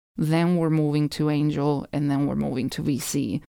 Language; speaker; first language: English; non-native, fluent; Spanish